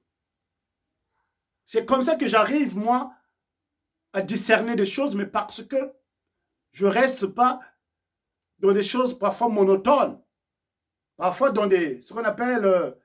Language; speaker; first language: French; non-native, local second language; Kongo